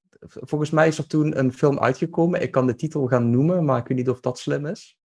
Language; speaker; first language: Dutch; native; Dutch